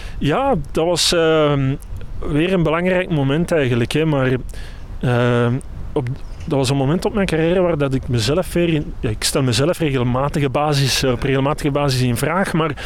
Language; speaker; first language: Dutch; native; Dutch